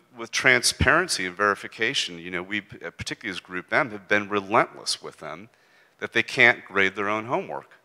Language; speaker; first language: English; native; English